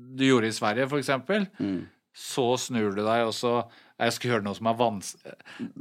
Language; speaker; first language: Norwegian; native; Norwegian